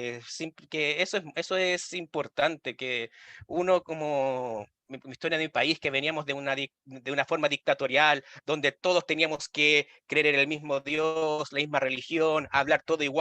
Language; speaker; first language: Spanish; native; Spanish